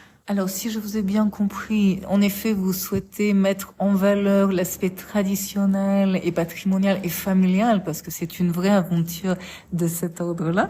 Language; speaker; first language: French; native; French